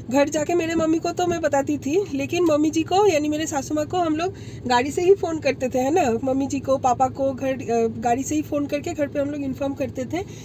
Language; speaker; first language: Hindi; non-native, local second language; Bangla